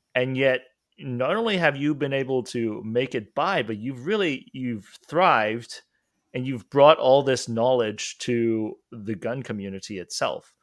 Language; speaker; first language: English; non-native, local second language; Cantonese